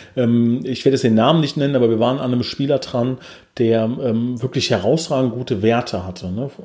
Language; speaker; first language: German; native; German